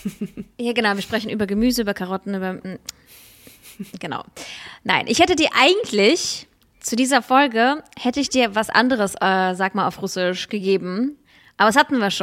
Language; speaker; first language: German; early bilingual, other home language; Russian